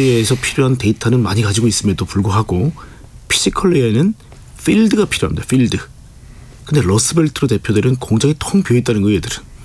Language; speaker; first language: Korean; native; Korean